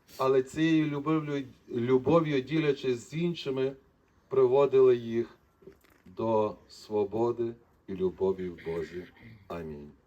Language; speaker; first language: Ukrainian; native; Ukrainian